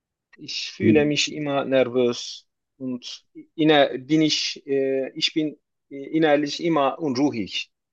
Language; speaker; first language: German; non-native, learner; Turkish